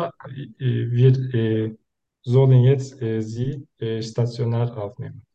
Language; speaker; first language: German; non-native, learner; Turkish